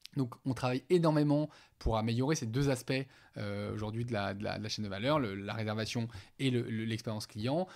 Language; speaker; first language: French; native; French